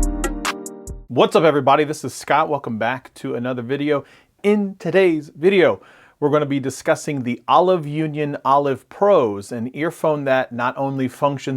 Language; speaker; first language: English; native; English